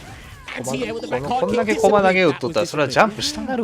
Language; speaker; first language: Japanese; native; Japanese